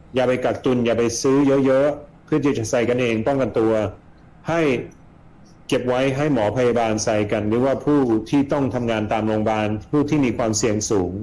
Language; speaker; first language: Thai; early bilingual, other home language; Swedish